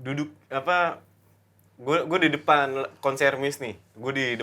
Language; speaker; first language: Indonesian; native; Indonesian